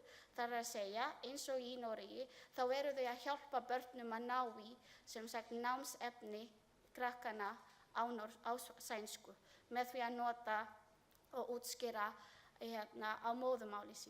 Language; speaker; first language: Icelandic; non-native, learner; Filipino